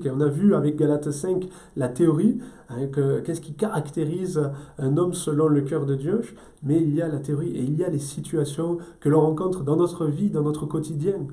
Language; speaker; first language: French; native; French